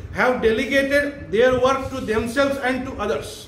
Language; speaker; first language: English; non-native, local second language; Marathi